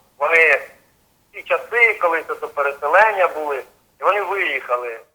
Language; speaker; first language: Ukrainian; native; Ukrainian